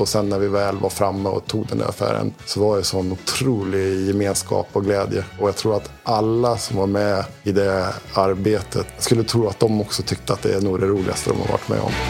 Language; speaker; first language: Swedish; native; Swedish